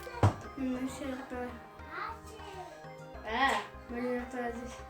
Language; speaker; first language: Russian; early bilingual, heritage; Russian